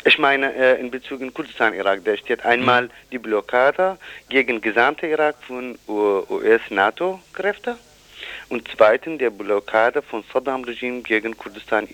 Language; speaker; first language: German; non-native, fluent; Kurdish